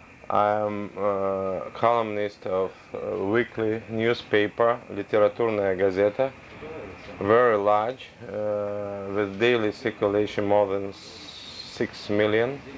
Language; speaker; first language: English; non-native, learner; Russian